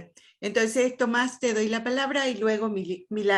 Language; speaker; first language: Spanish; native; Spanish